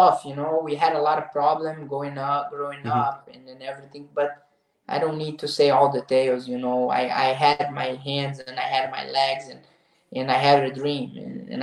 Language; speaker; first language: English; non-native, fluent; Portuguese